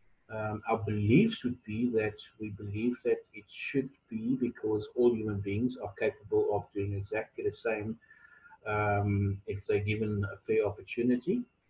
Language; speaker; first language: English; non-native, local second language; Afrikaans